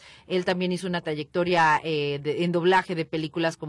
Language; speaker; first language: Spanish; native; Spanish